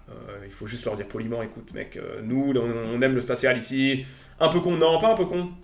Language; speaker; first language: French; native; French